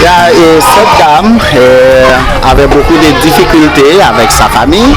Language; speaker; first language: French; non-native, local second language; Haitian Creole